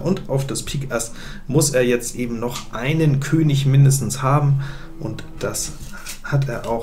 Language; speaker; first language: German; native; German